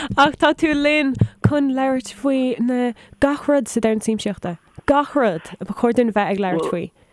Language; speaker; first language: Irish; non-native, local second language; English